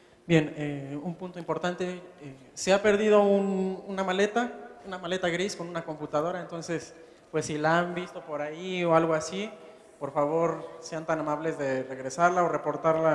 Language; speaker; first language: Spanish; native; Spanish